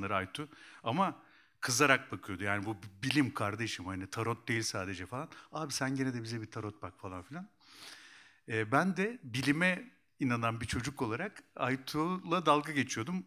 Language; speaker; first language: Turkish; native; Turkish